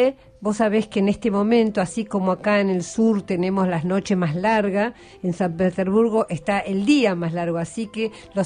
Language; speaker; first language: Spanish; native; Spanish